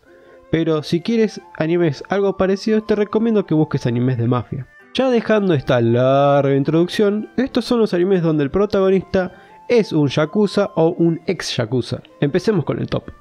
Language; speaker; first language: Spanish; native; Spanish